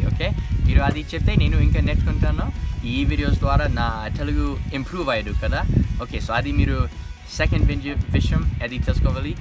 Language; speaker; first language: Telugu; non-native, learner; English